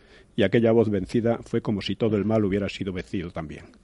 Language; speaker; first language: Spanish; native; Spanish